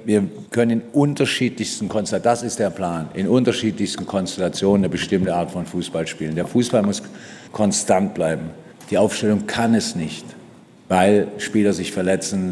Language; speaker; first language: German; native; German